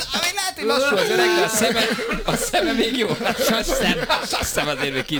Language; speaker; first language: Hungarian; native; Hungarian